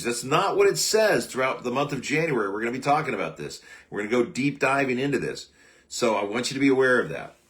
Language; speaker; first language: English; native; English